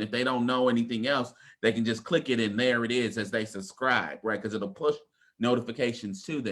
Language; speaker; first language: English; native; English